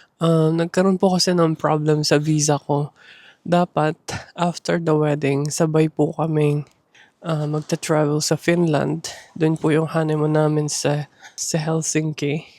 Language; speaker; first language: Filipino; native; Filipino